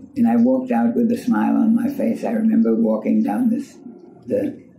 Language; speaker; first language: English; early bilingual, other home language; German